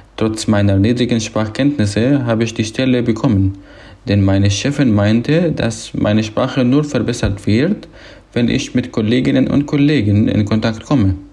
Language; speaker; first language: German; non-native, fluent; Arabic